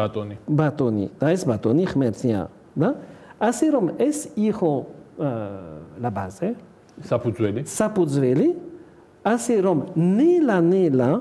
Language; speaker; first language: Georgian; non-native, learner; French